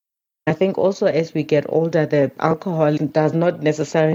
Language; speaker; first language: English; non-native, local second language; Tswana